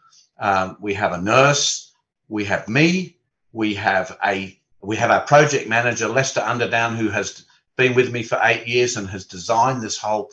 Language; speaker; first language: English; native; English